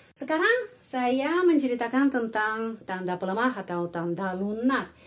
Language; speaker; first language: Indonesian; non-native, fluent; Russian